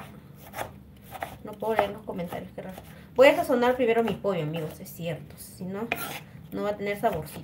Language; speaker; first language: Spanish; native; Spanish